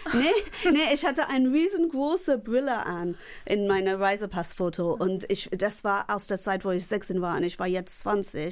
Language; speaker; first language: German; non-native, fluent; English